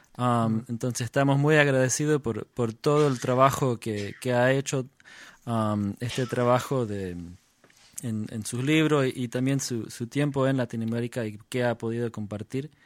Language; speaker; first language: Spanish; non-native, fluent; English